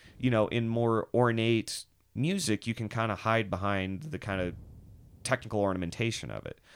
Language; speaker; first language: English; native; English